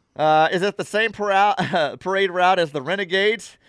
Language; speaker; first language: English; native; English